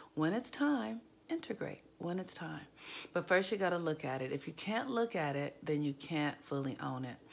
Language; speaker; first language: English; native; English